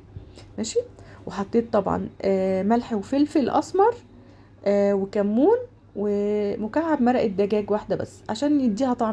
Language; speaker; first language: Arabic; native; Arabic